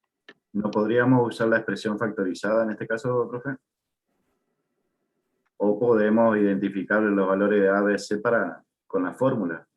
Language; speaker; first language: Spanish; native; Spanish